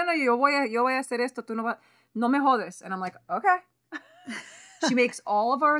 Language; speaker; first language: English; early bilingual, other home language; Spanish